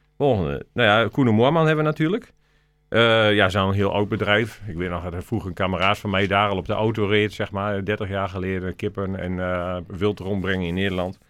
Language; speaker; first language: Dutch; native; Dutch